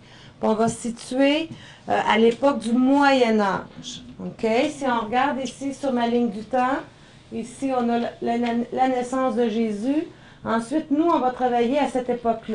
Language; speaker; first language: French; native; French